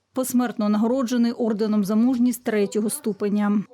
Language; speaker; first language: Ukrainian; native; Ukrainian